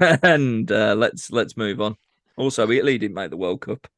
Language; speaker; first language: English; native; English